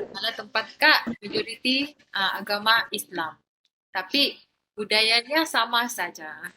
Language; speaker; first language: Malay; native; Malay